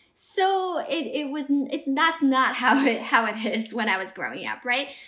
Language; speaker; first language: English; early bilingual, other home language; Amharic